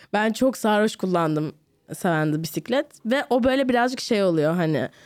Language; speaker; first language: Turkish; native; Turkish